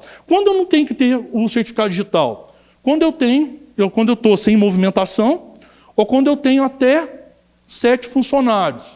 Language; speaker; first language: Portuguese; native; Portuguese